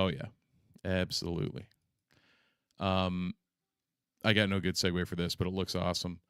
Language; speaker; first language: English; native; English